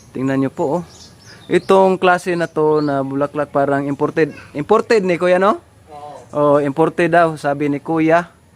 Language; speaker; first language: Filipino; non-native, local second language; Cebuano